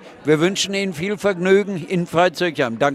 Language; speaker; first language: German; native; German